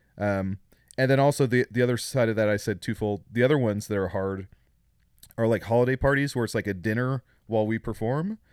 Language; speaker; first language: English; native; English